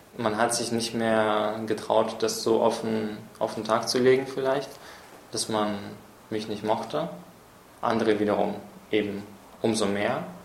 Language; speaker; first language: German; early bilingual, other home language; Russian